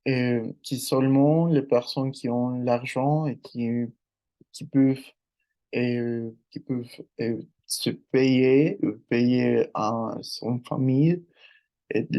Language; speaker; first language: French; non-native, learner; Spanish